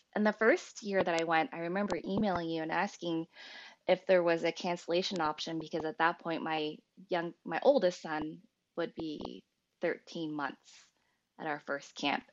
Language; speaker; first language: English; native; English